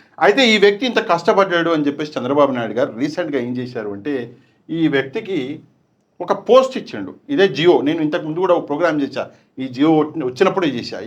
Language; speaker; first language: Telugu; non-native, local second language; Urdu